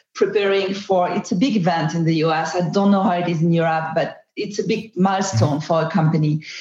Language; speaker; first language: English; non-native, fluent; French